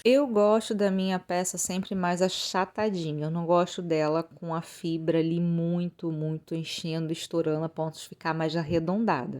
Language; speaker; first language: Portuguese; native; Portuguese